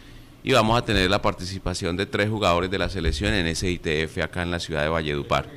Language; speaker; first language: Spanish; native; Spanish